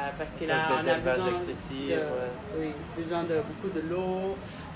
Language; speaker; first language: French; non-native, fluent; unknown